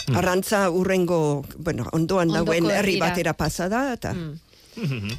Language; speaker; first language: Basque; early bilingual, other home language; English